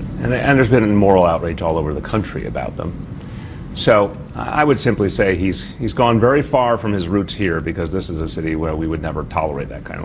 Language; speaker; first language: English; native; English